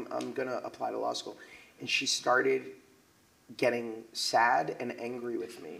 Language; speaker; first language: English; native; English